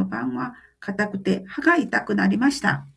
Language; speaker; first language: Japanese; non-native, fluent; Korean